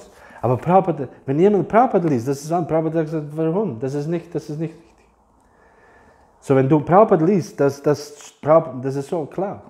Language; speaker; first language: German; non-native, fluent; English